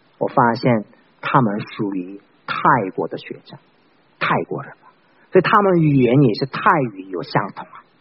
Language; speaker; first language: Chinese; non-native, fluent; Korean